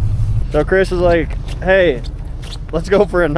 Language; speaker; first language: English; native; English